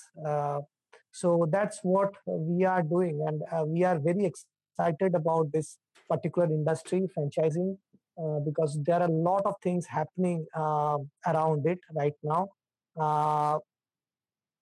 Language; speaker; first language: English; non-native, local second language; Bangla